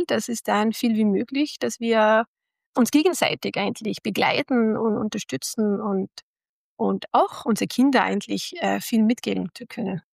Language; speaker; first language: German; non-native, fluent; Arabic